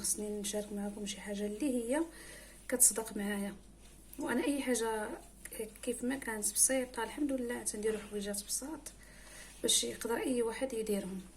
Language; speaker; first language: Arabic; native; Arabic